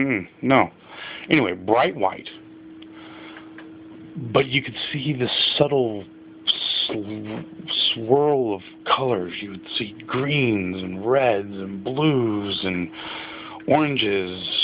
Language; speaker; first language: English; native; English